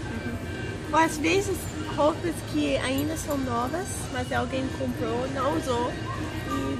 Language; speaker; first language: Portuguese; non-native, fluent; English